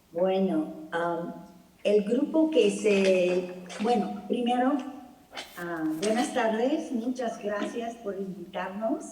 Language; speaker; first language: Spanish; non-native, fluent; English